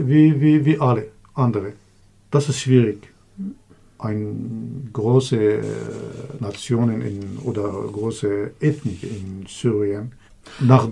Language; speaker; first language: German; non-native, learner; Kurdish